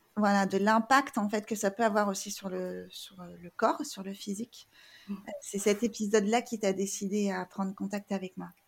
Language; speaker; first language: French; native; French